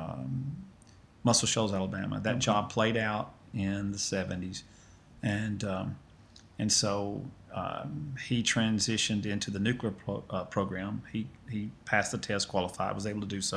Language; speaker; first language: English; native; English